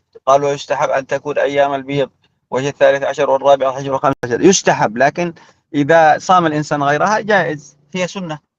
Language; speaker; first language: Arabic; native; Arabic